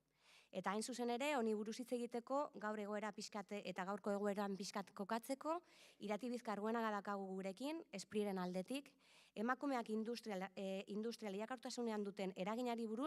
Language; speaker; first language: Basque; native; Basque